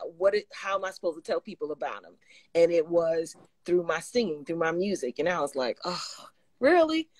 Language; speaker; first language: English; native; English